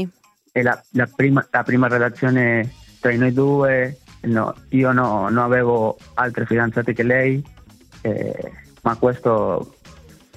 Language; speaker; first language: Italian; non-native, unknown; Spanish